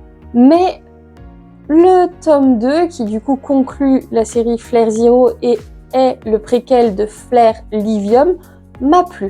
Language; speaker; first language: French; native; French